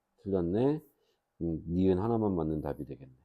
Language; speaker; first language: Korean; native; Korean